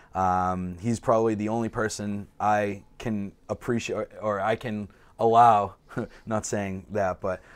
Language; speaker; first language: English; native; English